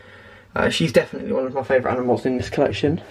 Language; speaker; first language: English; native; English